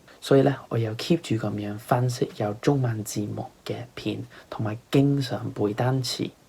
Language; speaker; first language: Cantonese; non-native, fluent; English